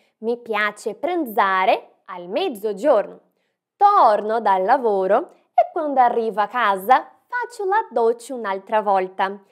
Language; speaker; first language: Italian; non-native, fluent; Portuguese